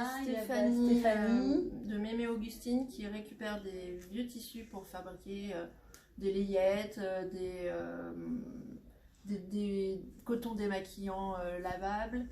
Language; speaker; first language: French; native; French